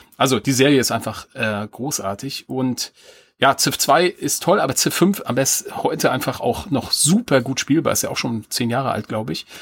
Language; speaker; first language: German; native; German